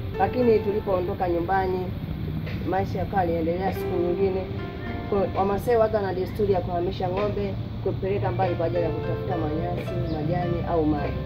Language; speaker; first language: Swahili; non-native, local second language; Masai